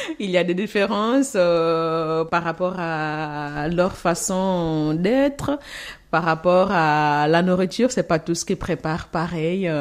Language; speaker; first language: French; non-native, fluent; Portuguese